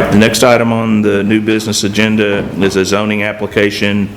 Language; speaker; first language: English; native; English